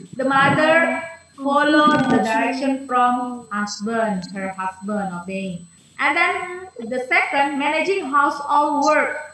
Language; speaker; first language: English; non-native, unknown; Indonesian